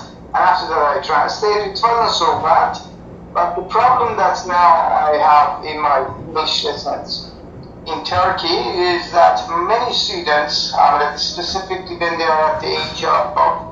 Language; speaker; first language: English; non-native, fluent; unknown